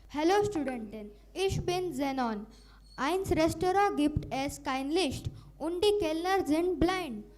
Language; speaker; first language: German; non-native, learner; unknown